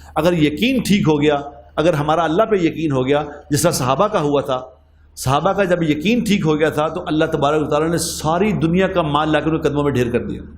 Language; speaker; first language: Urdu; non-native, local second language; Punjabi